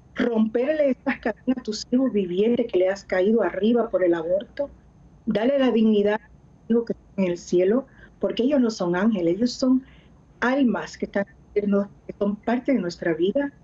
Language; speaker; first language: Spanish; early bilingual, heritage; Spanish